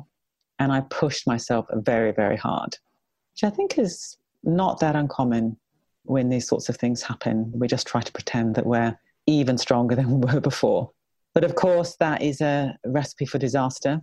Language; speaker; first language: English; native; English